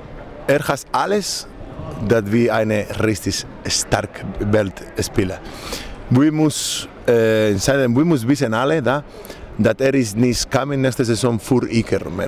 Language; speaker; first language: German; non-native, learner; Spanish